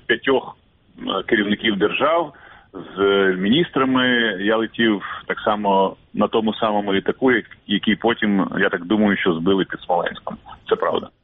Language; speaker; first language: Ukrainian; native; Ukrainian